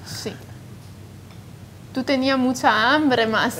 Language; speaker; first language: Spanish; non-native, fluent; Italian